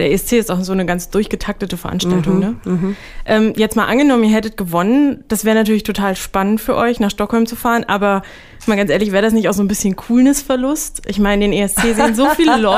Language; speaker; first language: German; native; German